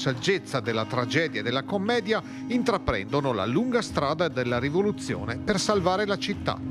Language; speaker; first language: Italian; native; Italian